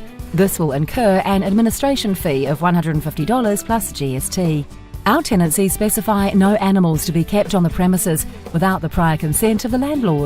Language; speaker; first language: English; native; English